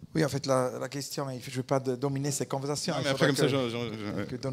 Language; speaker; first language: French; native; French